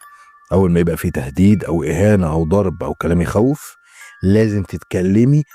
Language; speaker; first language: Arabic; native; Arabic